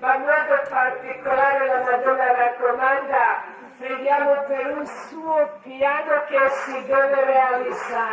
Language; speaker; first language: Italian; non-native, learner; Croatian